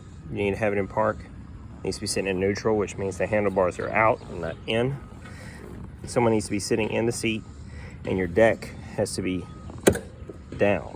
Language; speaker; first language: English; native; English